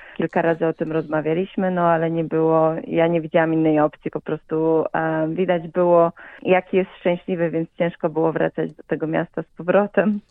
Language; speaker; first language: Polish; native; Polish